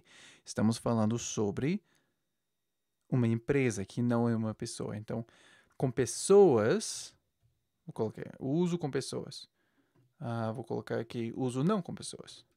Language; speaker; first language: Portuguese; non-native, fluent; English